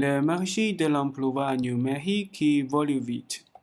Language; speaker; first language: French; non-native, learner; Chinese